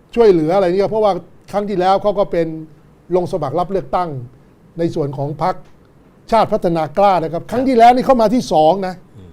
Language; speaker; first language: Thai; native; Thai